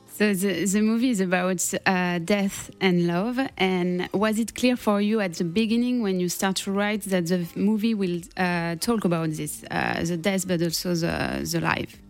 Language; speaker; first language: English; non-native, learner; French